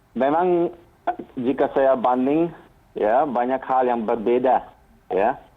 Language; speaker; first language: Indonesian; non-native, fluent; Bosnian